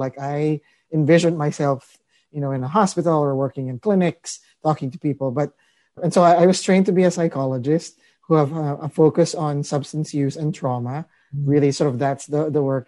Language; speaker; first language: English; non-native, local second language; Filipino